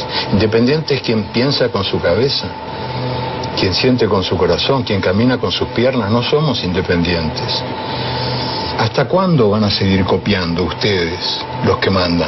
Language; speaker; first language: Spanish; native; Spanish